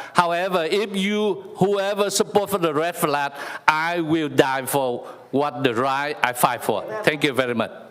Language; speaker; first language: English; non-native, learner; Vietnamese